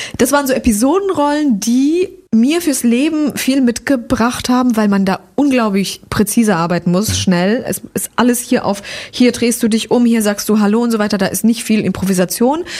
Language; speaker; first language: German; early bilingual, other home language; Polish